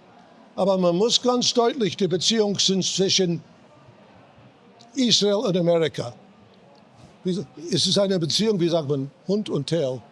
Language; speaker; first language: German; non-native, fluent; English